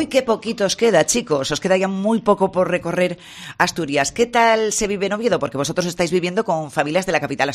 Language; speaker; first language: Spanish; native; Spanish